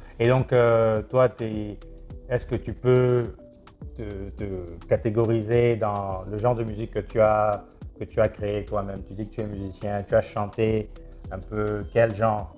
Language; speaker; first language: French; non-native, local second language; Lingala